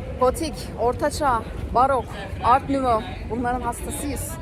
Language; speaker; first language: Turkish; native; Turkish